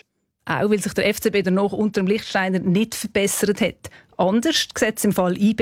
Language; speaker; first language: German; native; German